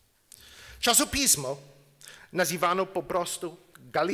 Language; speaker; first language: Polish; non-native, learner; English